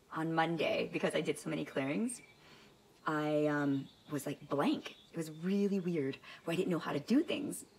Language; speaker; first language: English; native; English